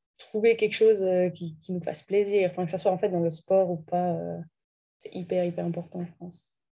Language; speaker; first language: French; native; French